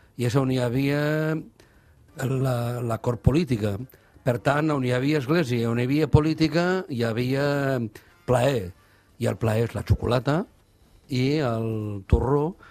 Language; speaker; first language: Catalan; native; Catalan